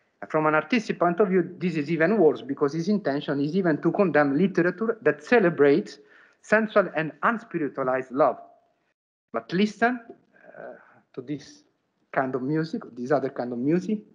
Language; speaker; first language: English; non-native, fluent; Italian